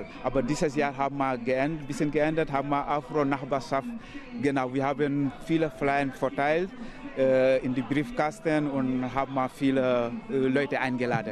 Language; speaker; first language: German; non-native, learner; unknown